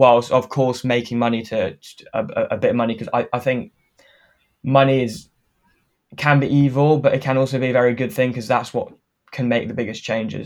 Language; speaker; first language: English; non-native, fluent; French